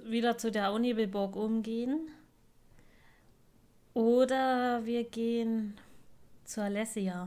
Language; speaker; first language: German; native; German